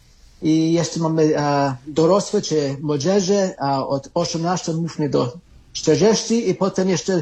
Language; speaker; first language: Polish; early bilingual, heritage; Polish